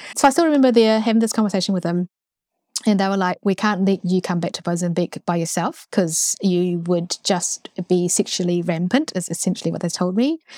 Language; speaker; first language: English; native; English